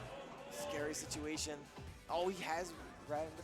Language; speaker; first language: English; native; English